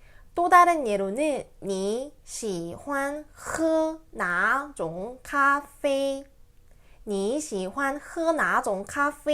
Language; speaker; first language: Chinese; non-native, fluent; Korean